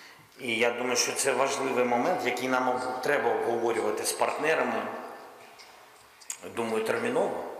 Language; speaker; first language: Ukrainian; non-native, local second language; Russian